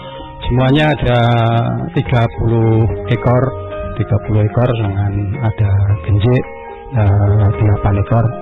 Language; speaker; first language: Indonesian; non-native, local second language; Javanese